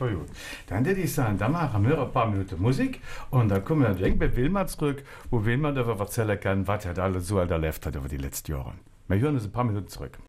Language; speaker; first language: German; native; German